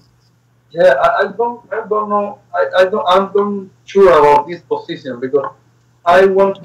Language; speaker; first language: English; non-native, learner; Spanish